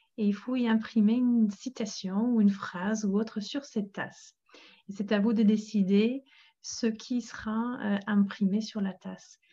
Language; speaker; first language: French; non-native, fluent; English